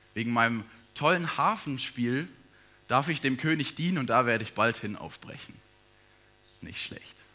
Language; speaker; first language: German; native; German